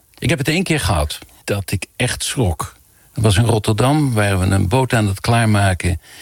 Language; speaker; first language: Dutch; native; Dutch